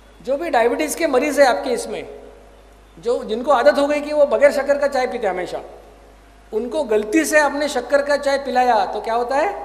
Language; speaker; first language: Hindi; non-native, local second language; Marathi